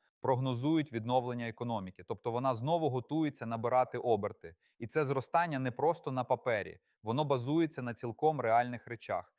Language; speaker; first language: Ukrainian; native; Ukrainian